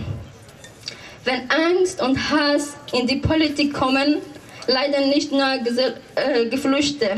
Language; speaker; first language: German; non-native, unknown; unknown